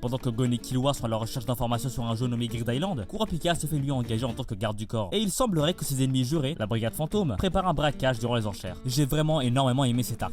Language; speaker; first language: French; native; French